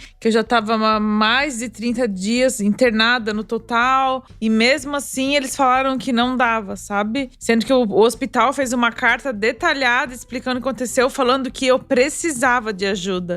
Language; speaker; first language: Portuguese; native; Portuguese